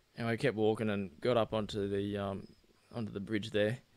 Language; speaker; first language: English; native; English